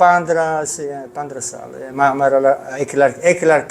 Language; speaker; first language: Hindi; non-native, learner; Italian